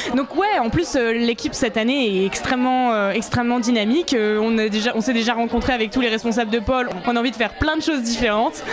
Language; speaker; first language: French; native; French